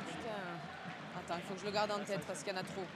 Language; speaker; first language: French; native; French